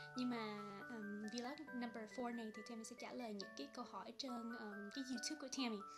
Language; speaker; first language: Vietnamese; early bilingual, heritage; Vietnamese